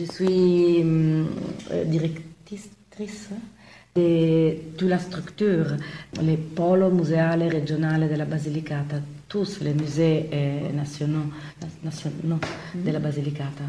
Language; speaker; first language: French; non-native, fluent; Italian